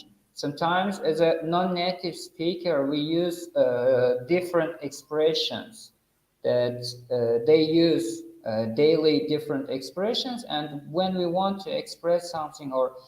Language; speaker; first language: English; non-native, fluent; Uzbek